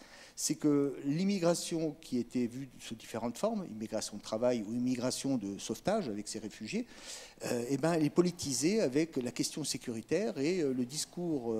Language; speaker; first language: French; native; French